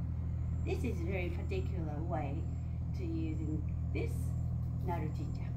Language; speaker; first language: English; non-native, local second language; Japanese